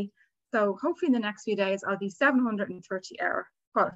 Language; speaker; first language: English; native; English